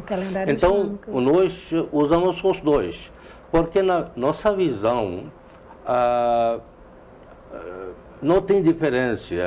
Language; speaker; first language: Portuguese; non-native, learner; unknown